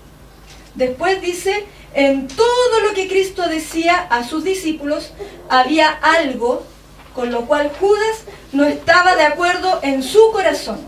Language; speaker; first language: Spanish; native; Spanish